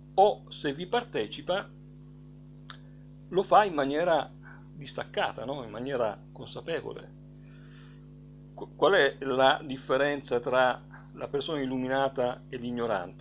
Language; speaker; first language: Italian; native; Italian